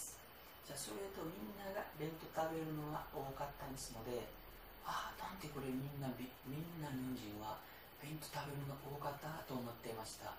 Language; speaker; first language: Japanese; non-native, learner; Nepali